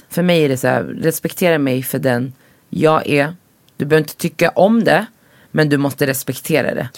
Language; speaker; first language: Swedish; early bilingual, other home language; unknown